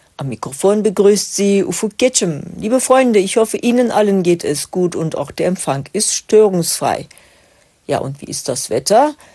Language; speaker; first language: German; non-native, fluent; Turkish